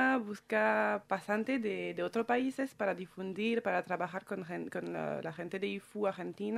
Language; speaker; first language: Spanish; non-native, fluent; French